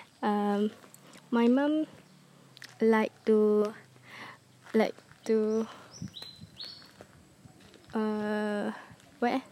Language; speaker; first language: English; non-native, learner; Malay